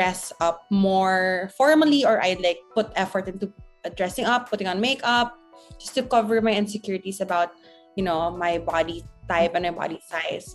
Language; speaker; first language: English; non-native, local second language; Hiligaynon